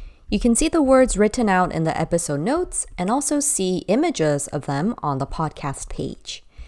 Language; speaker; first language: English; early bilingual, other home language; Korean